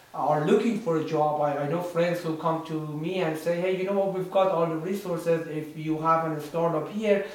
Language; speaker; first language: English; non-native, fluent; Persian